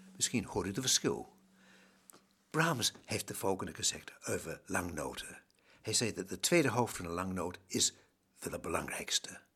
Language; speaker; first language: Dutch; non-native, fluent; English